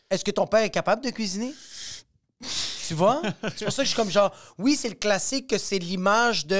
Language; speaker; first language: French; native; French